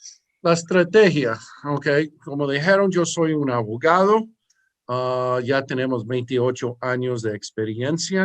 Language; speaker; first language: Spanish; early bilingual, heritage; English